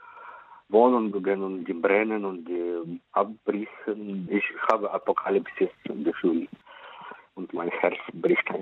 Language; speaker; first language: German; non-native, fluent; Ukrainian